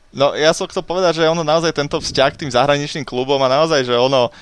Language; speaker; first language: Slovak; native; Slovak